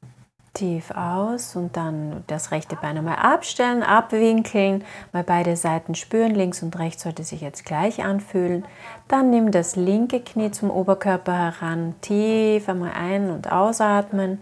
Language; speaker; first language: German; native; German